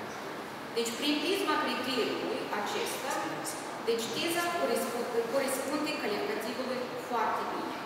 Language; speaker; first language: Romanian; native; Romanian